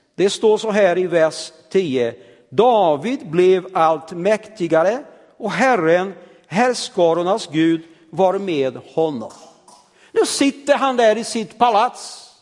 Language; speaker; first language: Swedish; early bilingual, heritage; Swedish